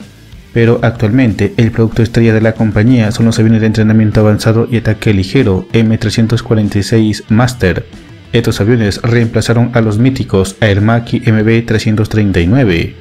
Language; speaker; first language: Spanish; native; Spanish